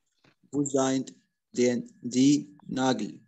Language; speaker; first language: German; non-native, learner; Arabic